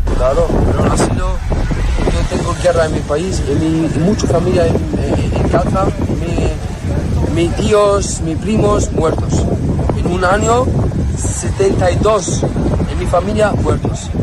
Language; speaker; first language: Spanish; non-native, learner; Arabic